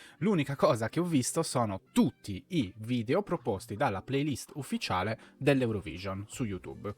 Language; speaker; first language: Italian; native; Italian